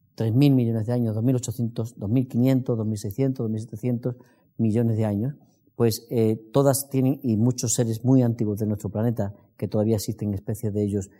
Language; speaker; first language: Spanish; native; Spanish